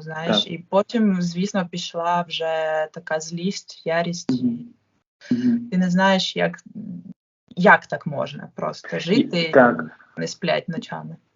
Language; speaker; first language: Ukrainian; non-native, local second language; Russian